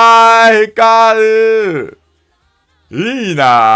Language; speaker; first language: Japanese; non-native, learner; English